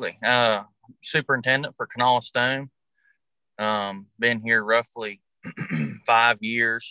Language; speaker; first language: English; native; English